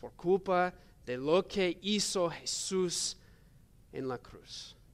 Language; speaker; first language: Spanish; non-native, learner; English